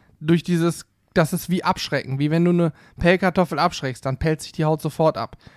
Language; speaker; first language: German; native; German